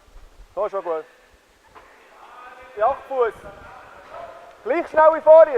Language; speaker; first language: German; native; German